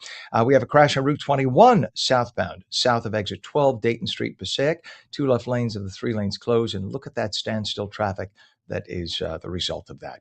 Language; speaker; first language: English; native; English